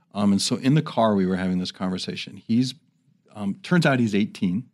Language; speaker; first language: English; native; English